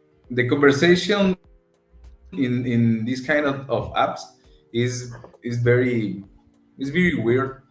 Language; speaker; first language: English; non-native, learner; Spanish